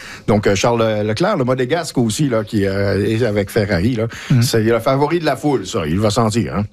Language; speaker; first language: French; native; French